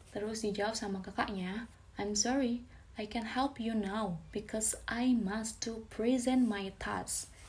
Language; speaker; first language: English; non-native, fluent; Indonesian